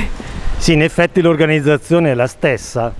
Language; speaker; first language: Italian; native; Italian